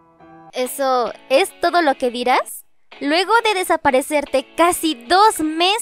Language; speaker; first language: Spanish; native; Spanish